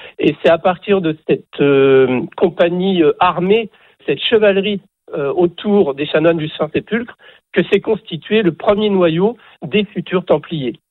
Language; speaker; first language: French; native; French